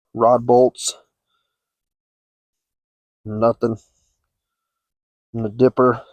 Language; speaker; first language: English; native; English